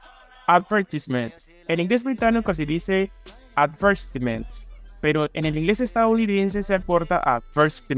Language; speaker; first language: Spanish; native; Spanish